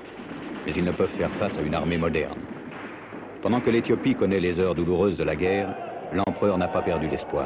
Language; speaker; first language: French; native; French